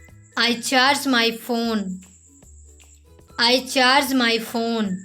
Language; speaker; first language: English; non-native, local second language; Hindi